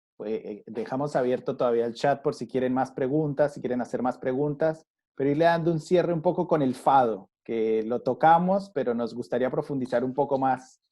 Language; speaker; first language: Spanish; native; Spanish